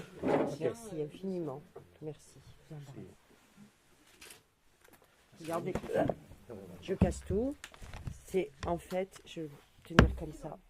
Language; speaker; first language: French; native; French